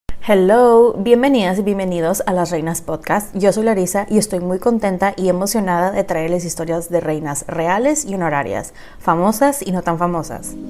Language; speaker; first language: Spanish; native; Spanish